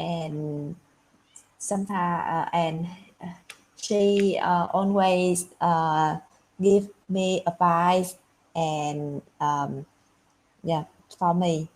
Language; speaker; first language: English; non-native, learner; Vietnamese